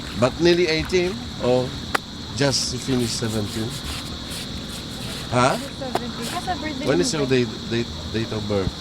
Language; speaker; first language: English; non-native, learner; Polish